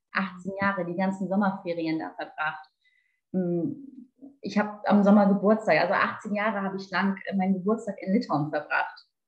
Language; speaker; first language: German; native; German